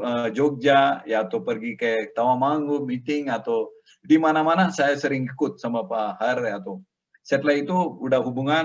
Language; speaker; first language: Indonesian; non-native, learner; Tamil